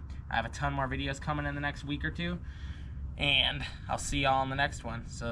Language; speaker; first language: English; native; English